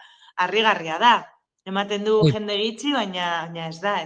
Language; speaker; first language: Basque; native; Basque